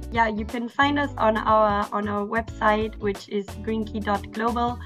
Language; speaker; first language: English; non-native, fluent; German